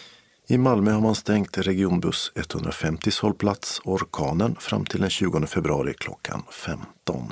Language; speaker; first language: Swedish; native; Swedish